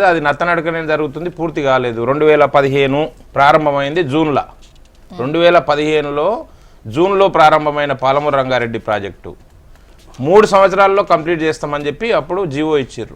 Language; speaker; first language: Telugu; native; Telugu